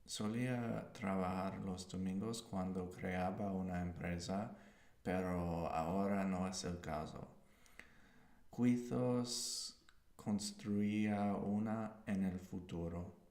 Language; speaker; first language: Spanish; non-native, learner; English